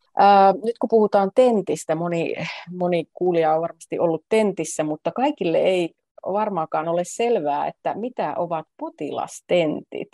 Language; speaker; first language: Finnish; native; Finnish